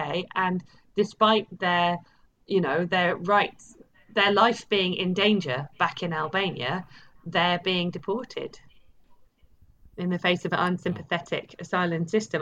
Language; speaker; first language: English; native; English